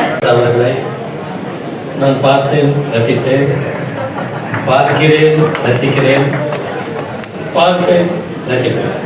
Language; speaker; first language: Tamil; native; Tamil